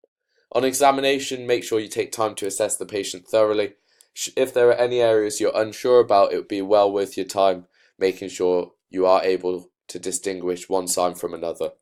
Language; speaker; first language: English; native; English